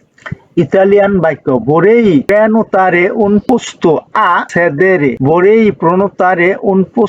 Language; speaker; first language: Italian; non-native, fluent; Bangla